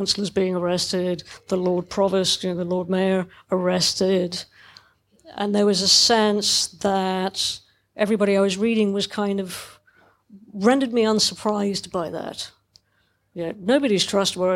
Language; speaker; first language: English; native; English